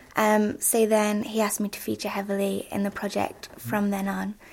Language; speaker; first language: English; native; English